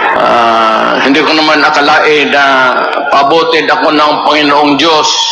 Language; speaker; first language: Filipino; non-native, local second language; Cebuano